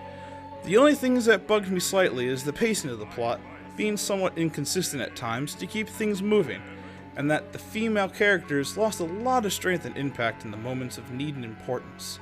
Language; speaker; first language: English; native; English